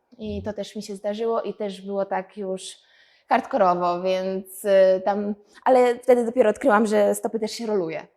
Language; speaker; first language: Polish; native; Polish